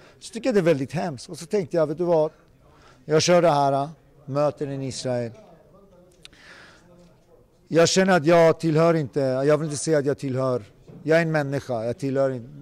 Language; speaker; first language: Swedish; early bilingual, other home language; Persian